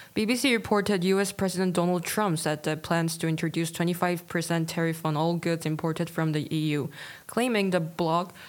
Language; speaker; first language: English; non-native, fluent; Korean